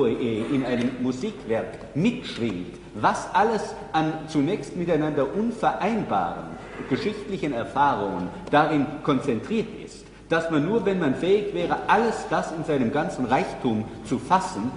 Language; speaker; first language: German; native; German